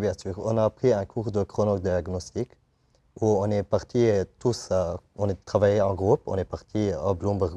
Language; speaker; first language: French; non-native, fluent; Arabic